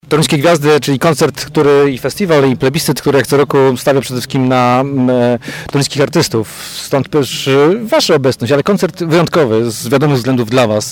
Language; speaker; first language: Polish; native; Polish